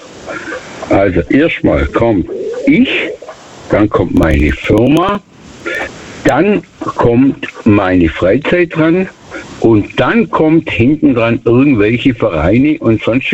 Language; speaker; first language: German; native; German